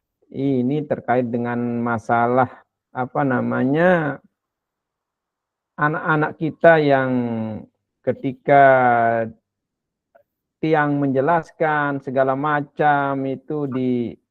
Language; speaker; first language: Indonesian; non-native, local second language; Sasak